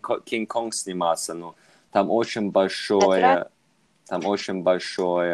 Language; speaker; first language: Russian; non-native, fluent; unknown